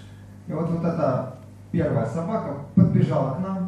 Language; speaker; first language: Russian; native; Russian